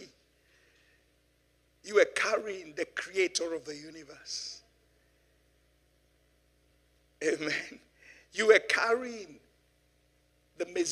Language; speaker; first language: English; non-native, local second language; Yoruba